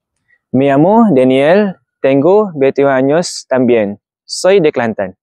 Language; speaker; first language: Spanish; non-native, learner; Malay